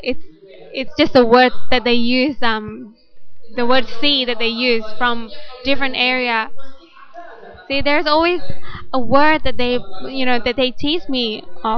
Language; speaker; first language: English; non-native, fluent; Indonesian